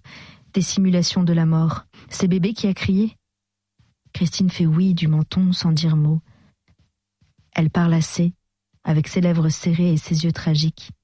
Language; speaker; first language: French; native; French